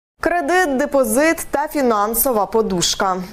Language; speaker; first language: Ukrainian; native; Ukrainian